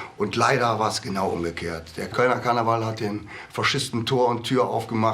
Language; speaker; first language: German; native; German